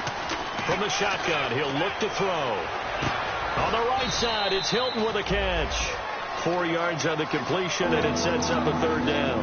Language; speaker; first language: English; native; English